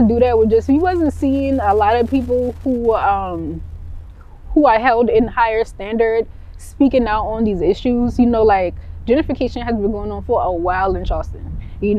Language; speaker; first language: English; early bilingual, other home language; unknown